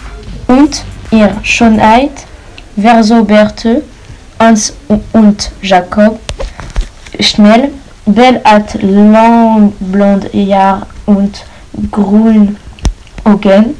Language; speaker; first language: German; non-native, learner; French